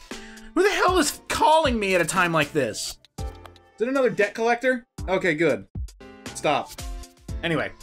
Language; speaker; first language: English; native; English